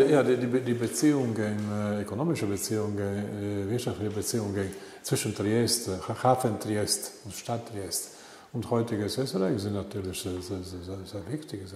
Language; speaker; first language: German; non-native, learner; Italian